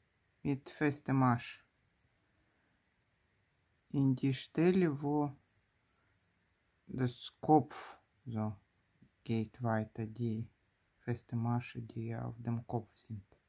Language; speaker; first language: German; non-native, fluent; Russian